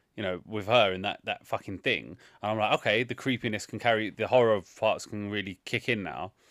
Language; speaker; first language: English; native; English